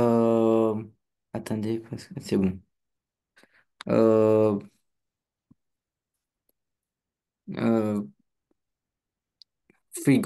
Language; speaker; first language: French; non-native, learner; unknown